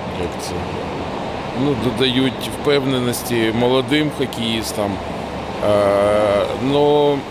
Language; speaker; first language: Ukrainian; non-native, local second language; Russian